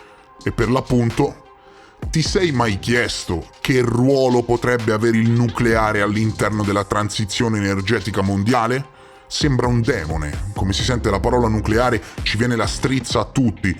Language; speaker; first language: Italian; native; Italian